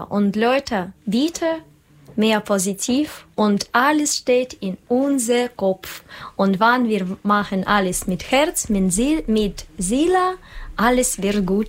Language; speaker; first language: German; non-native, learner; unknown